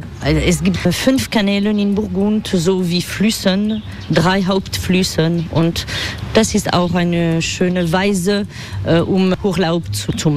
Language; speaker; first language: German; non-native, fluent; French